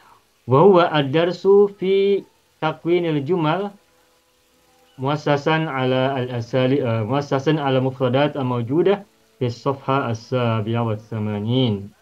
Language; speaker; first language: Arabic; non-native, fluent; Indonesian